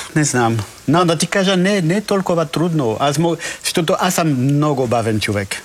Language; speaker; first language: Bulgarian; non-native, learner; French